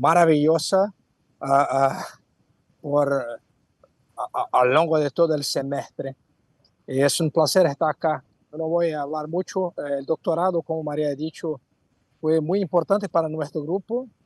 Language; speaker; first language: Spanish; non-native, fluent; Portuguese